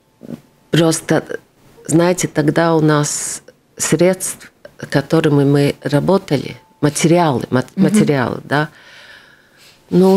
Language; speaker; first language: Russian; non-native, local second language; Latvian